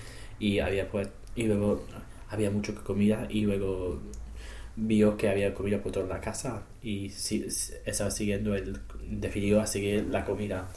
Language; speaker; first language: Spanish; non-native, learner; English